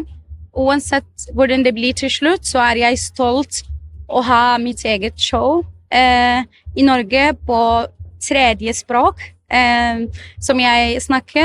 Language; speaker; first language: Norwegian; non-native, learner; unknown